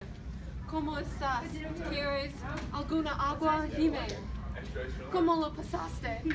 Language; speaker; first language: Spanish; non-native, learner; English